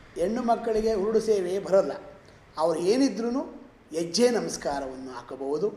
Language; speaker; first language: Kannada; native; Kannada